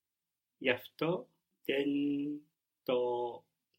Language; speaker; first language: Greek; non-native, learner; English